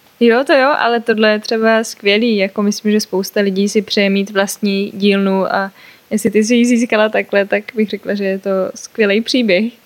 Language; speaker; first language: Czech; native; Czech